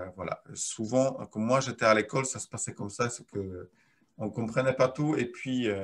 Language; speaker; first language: French; non-native, fluent; Polish